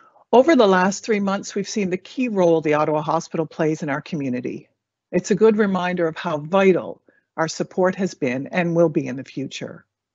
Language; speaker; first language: English; native; English